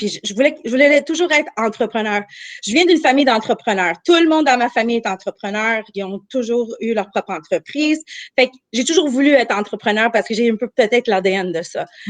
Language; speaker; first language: French; early bilingual, other home language; Armenian